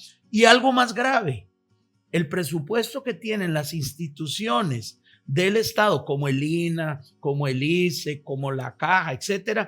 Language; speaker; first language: Spanish; native; Spanish